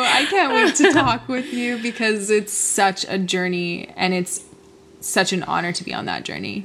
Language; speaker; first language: English; early bilingual, other home language; Spanish